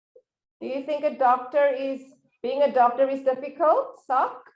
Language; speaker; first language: English; non-native, fluent; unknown